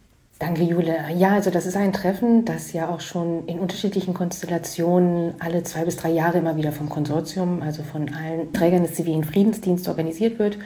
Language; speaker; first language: German; native; German